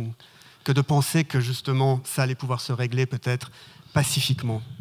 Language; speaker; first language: French; native; French